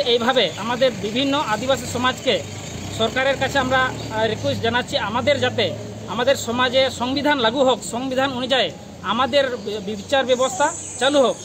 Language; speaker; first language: Bangla; non-native, local second language; Santali